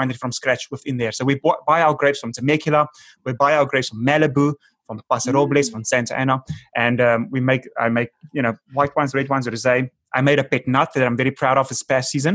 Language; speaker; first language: English; non-native, local second language; Afrikaans